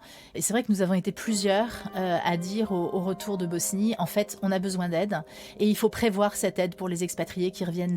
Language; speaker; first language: French; native; French